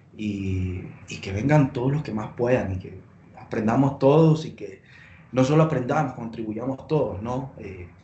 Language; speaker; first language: Spanish; native; Spanish